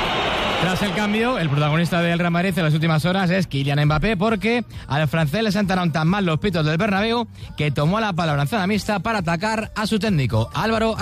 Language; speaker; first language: Spanish; native; Spanish